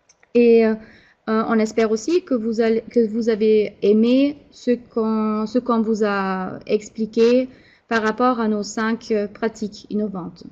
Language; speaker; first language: French; non-native, fluent; German